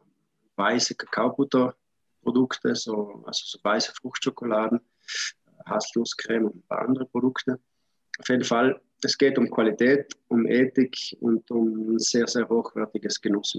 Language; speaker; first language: German; native; German